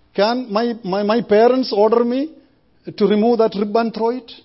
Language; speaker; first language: English; non-native, local second language; Malayalam